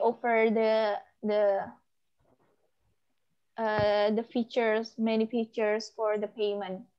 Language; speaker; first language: English; non-native, learner; Indonesian